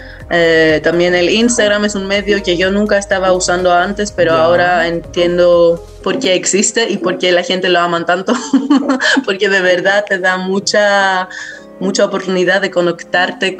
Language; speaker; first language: Spanish; non-native, fluent; Greek